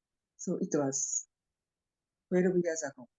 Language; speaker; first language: English; non-native, fluent; Japanese